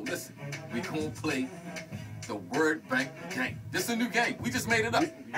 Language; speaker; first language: English; native; English